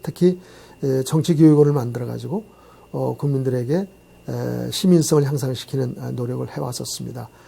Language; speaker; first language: Korean; native; Korean